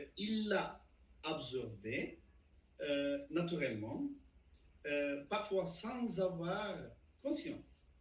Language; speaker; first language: French; non-native, fluent; Turkish